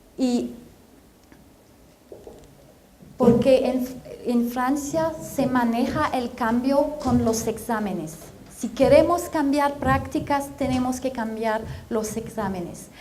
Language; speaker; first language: Spanish; non-native, fluent; French